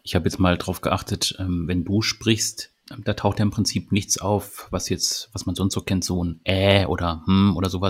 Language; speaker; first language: German; native; German